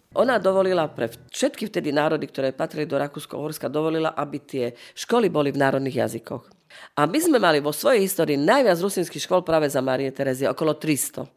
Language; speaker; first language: Slovak; non-native, local second language; Rusyn